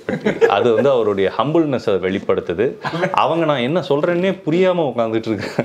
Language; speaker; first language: Tamil; native; Tamil